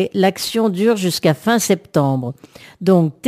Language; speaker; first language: French; native; French